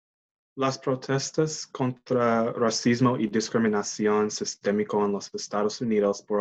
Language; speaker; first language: Spanish; non-native, learner; English